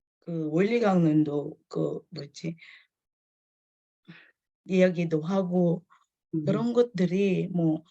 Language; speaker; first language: Korean; non-native, fluent; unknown